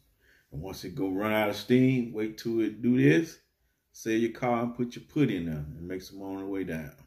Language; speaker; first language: English; native; English